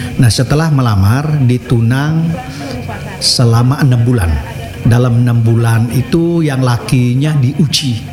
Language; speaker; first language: Indonesian; non-native, local second language; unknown